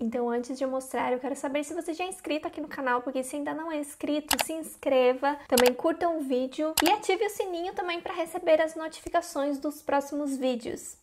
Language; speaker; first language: Portuguese; native; Portuguese